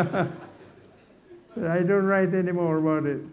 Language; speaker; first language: English; non-native, local second language; Malay